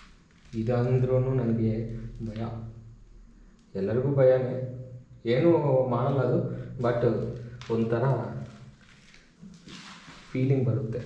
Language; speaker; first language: Kannada; non-native, local second language; Telugu